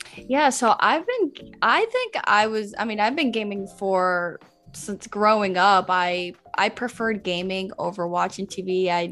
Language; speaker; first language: English; early bilingual, other home language; Spanish